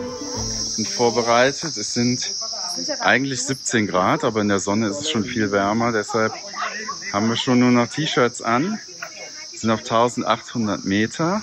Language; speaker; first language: German; native; German